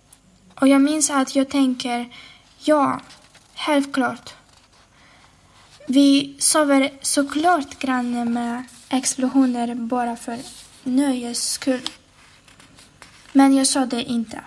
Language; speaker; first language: Swedish; non-native, fluent; Ukrainian